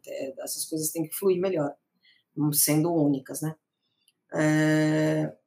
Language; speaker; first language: Portuguese; early bilingual, other home language; Spanish